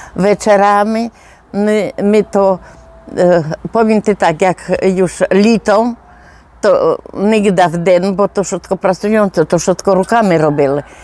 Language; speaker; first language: Polish; non-native, local second language; Rusyn